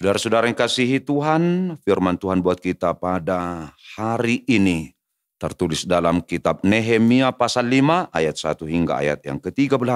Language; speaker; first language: Indonesian; native; Indonesian